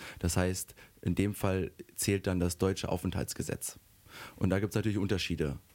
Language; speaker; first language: German; native; German